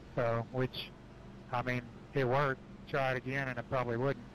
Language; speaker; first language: English; native; English